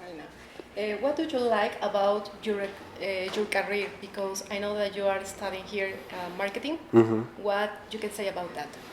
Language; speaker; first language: English; non-native, learner; Spanish